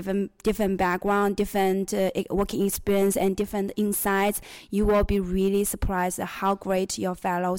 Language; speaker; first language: English; non-native, fluent; Chinese